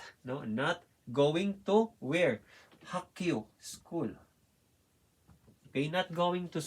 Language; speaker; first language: English; non-native, learner; Filipino